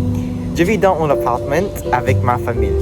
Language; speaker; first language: French; non-native, learner; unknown